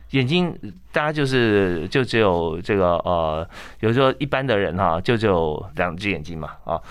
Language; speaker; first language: Chinese; native; Chinese